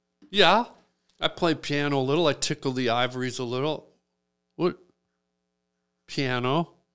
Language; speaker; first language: English; native; English